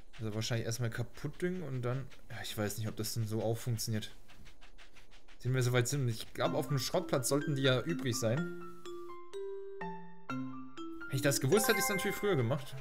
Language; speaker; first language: German; native; German